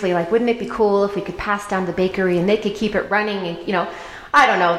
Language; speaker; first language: English; native; English